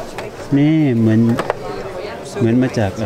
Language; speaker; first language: Dutch; non-native, learner; Thai